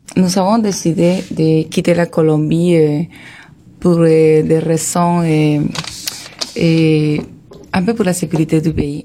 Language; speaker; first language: French; non-native, fluent; Spanish